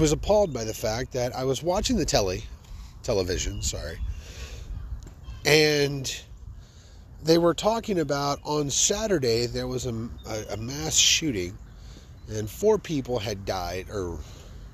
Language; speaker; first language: English; native; English